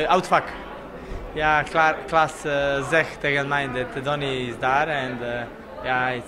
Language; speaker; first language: Dutch; non-native, learner; Serbian